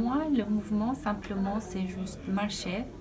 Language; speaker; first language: French; non-native, learner; Albanian